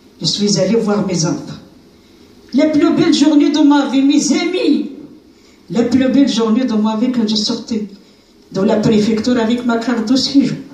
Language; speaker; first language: French; non-native, learner; Arabic